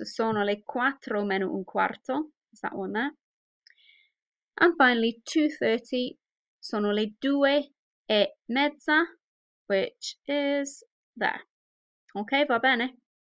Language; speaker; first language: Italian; non-native, fluent; English